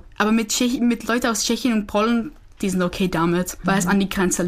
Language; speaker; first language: German; non-native, fluent; Czech